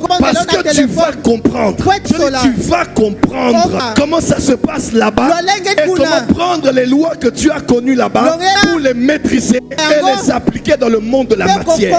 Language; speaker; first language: French; non-native, local second language; Lingala